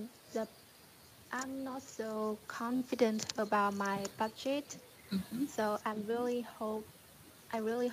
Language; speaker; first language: English; non-native, learner; Vietnamese